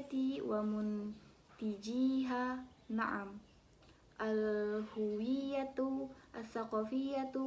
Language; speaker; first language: Arabic; non-native, learner; Indonesian